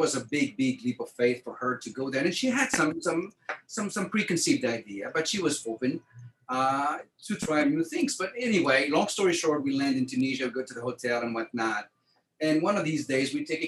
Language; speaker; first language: English; non-native, fluent; French